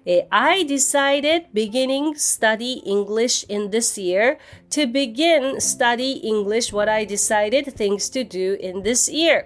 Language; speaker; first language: English; non-native, fluent; Japanese